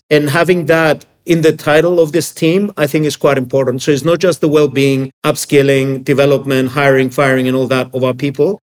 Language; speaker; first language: English; early bilingual, other home language; Greek